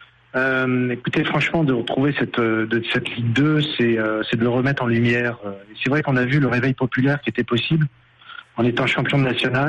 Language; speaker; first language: French; native; French